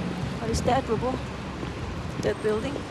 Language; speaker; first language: English; non-native, learner; Indonesian